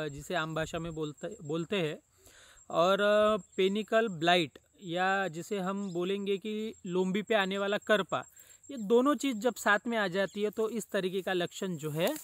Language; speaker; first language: Hindi; non-native, local second language; Marathi